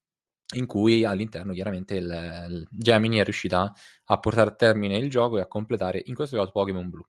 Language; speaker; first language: Italian; native; Italian